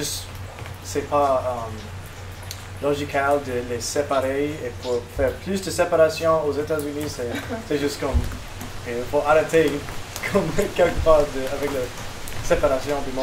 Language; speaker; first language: French; non-native, local second language; English